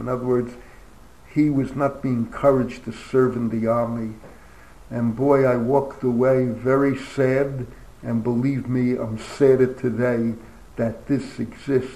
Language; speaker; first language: English; native; English